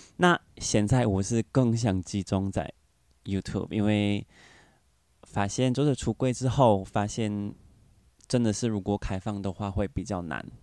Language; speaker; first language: Chinese; non-native, fluent; English